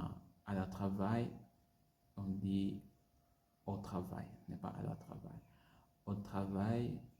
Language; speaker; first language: French; non-native, learner; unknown